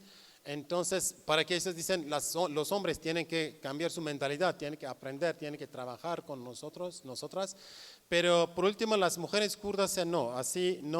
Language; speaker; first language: Spanish; non-native, learner; Kurdish